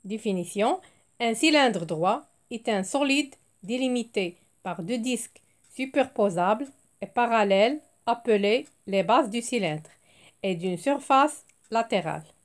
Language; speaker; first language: French; non-native, local second language; Arabic